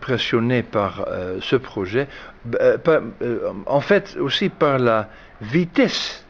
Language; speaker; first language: French; non-native, fluent; Dutch